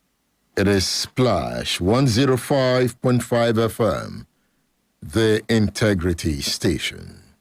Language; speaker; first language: English; non-native, local second language; Yoruba